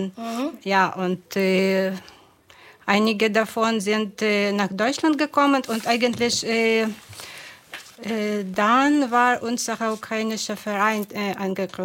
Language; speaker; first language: German; non-native, fluent; Ukrainian